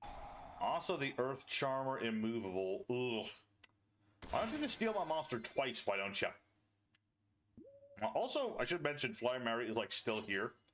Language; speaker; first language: English; native; English